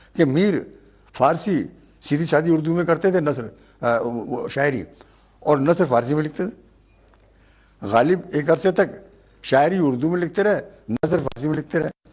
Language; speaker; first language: Hindi; native; Hindi